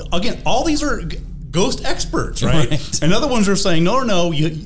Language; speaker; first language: English; native; English